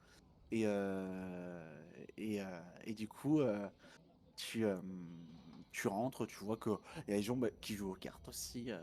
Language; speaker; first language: French; native; French